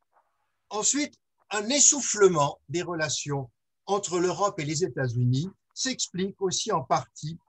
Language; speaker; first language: French; native; French